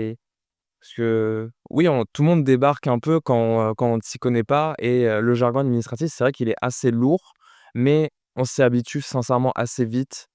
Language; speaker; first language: French; native; French